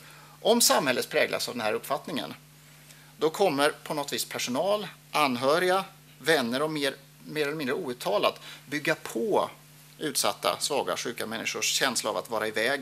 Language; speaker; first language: Swedish; native; Swedish